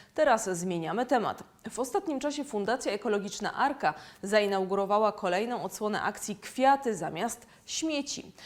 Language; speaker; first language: Polish; native; Polish